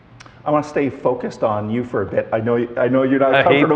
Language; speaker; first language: English; native; English